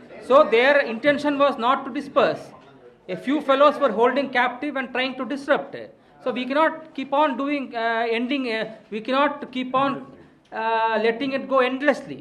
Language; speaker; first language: English; non-native, local second language; Tamil